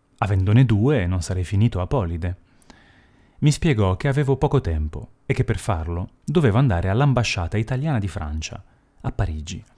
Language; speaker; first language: Italian; early bilingual, heritage; Italian